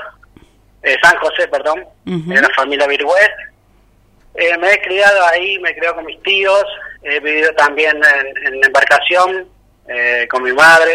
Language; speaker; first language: Spanish; native; Spanish